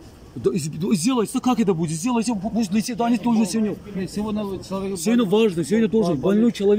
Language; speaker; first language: Russian; non-native, learner; Azerbaijani